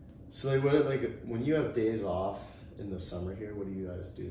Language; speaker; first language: English; native; English